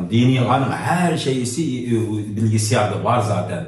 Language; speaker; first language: Turkish; non-native, learner; Uyghur